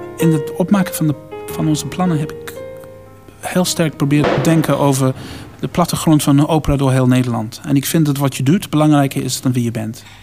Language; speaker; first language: Dutch; non-native, fluent; English